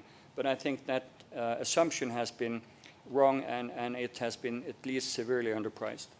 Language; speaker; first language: English; non-native, fluent; Norwegian